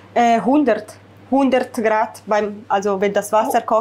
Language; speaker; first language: German; non-native, fluent; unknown